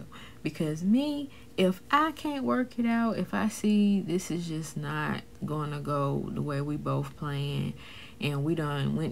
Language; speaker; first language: English; native; English